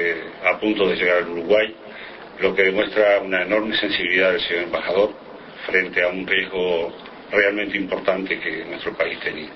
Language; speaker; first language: Spanish; native; Spanish